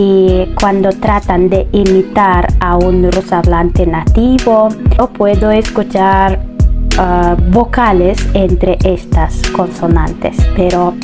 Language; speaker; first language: Spanish; non-native, fluent; Russian